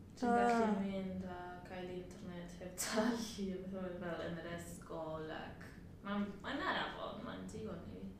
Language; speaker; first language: Welsh; non-native, learner; Spanish